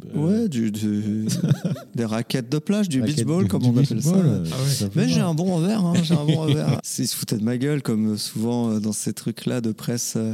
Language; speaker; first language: French; native; French